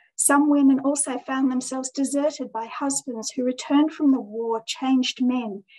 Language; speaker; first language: English; native; English